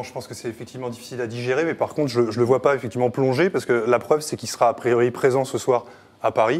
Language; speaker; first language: French; native; French